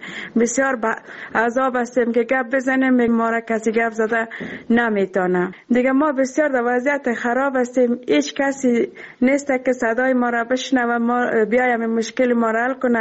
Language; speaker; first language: Persian; native; Persian